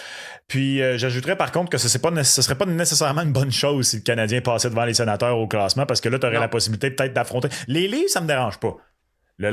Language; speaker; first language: French; native; French